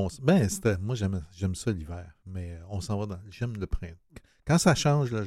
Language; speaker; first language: French; native; French